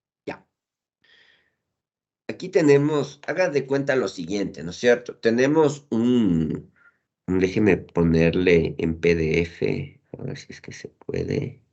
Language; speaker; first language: Spanish; native; Spanish